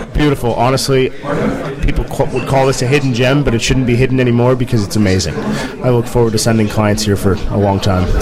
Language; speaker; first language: English; native; English